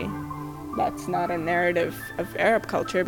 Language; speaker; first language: English; early bilingual, other home language; Arabic